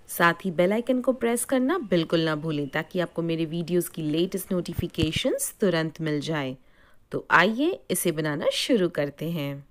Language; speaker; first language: Hindi; native; Hindi